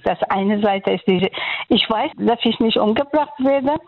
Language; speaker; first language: German; non-native, fluent; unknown